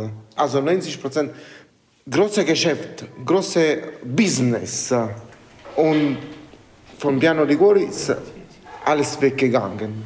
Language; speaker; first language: German; non-native, learner; Italian